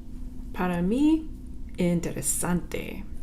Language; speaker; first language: Spanish; non-native, fluent; English